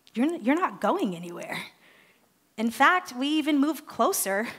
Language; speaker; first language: English; non-native, fluent; Haitian Creole